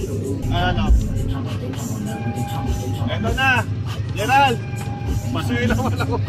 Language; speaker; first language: Filipino; native; Filipino